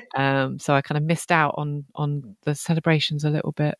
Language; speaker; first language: English; native; English